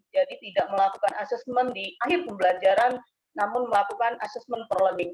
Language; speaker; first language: Indonesian; native; Indonesian